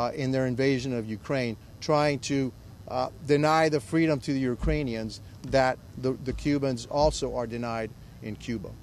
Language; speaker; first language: English; early bilingual, other home language; Spanish